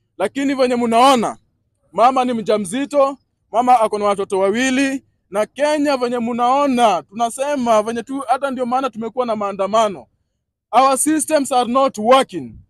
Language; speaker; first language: Swahili; native; Swahili